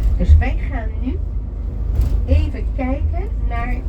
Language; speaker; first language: Dutch; non-native, fluent; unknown